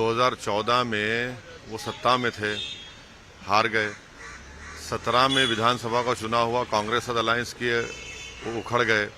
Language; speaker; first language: Hindi; native; Hindi